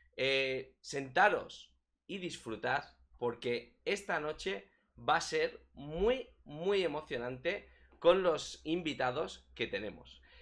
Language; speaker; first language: Spanish; native; Spanish